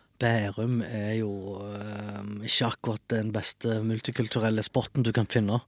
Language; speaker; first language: Norwegian; early bilingual, other home language; Arabic